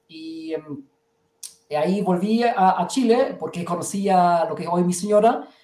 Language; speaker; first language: Spanish; early bilingual, heritage; Spanish